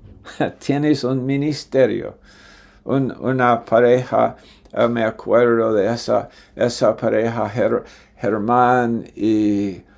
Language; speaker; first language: Spanish; non-native, fluent; English